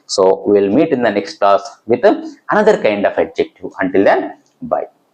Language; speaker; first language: English; non-native, local second language; Telugu